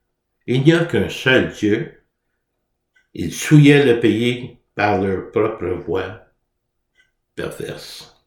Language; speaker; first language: French; native; French